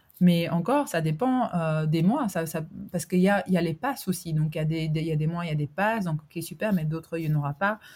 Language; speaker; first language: French; early bilingual, other home language; Albanian